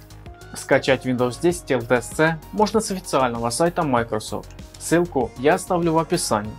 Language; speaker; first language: Russian; native; Russian